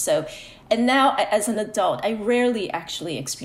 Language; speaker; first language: English; early bilingual, other home language; Korean